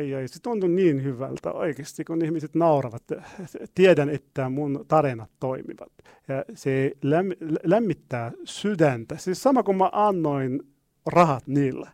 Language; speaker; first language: Finnish; non-native, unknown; Arabic